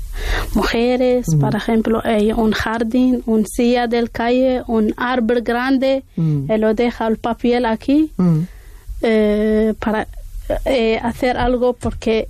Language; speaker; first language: Spanish; non-native, learner; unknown